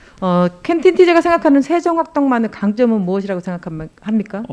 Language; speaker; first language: Korean; native; Korean